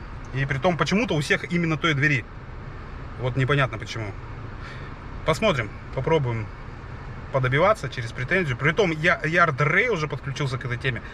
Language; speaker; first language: Russian; native; Russian